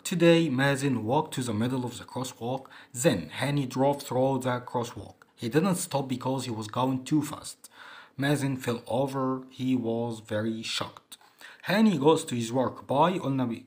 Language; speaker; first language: English; non-native, fluent; Arabic